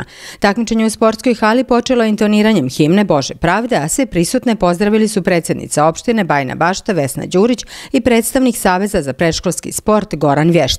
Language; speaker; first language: Serbian; native; Serbian